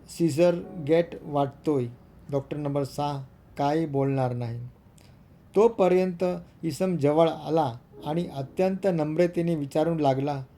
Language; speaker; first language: Marathi; non-native, local second language; Gujarati